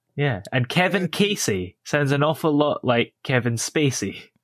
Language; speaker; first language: English; native; English